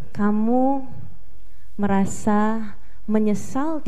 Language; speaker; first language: Indonesian; native; Indonesian